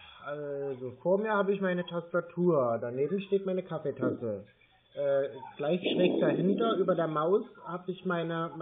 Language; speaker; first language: German; native; German